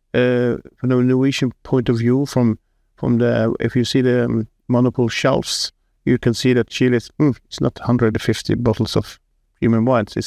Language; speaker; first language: English; non-native, fluent; Norwegian